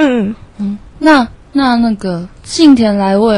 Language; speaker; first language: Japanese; non-native, learner; Chinese